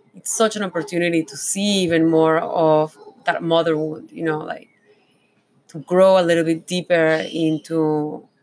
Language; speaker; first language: English; non-native, fluent; Spanish